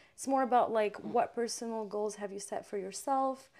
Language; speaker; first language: English; non-native, fluent; French